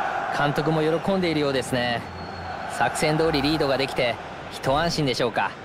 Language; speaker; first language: Japanese; native; Japanese